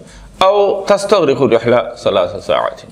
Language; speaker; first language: Arabic; non-native, fluent; Bangla